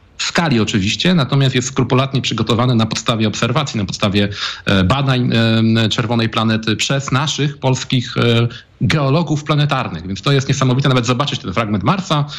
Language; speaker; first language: Polish; native; Polish